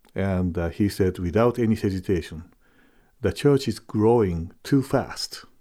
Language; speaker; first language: English; non-native, fluent; Japanese